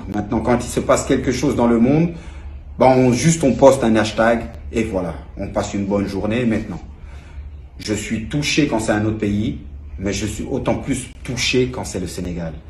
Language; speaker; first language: French; native; French